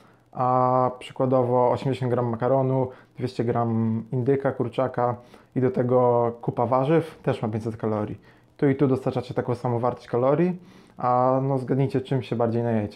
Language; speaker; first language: Polish; native; Polish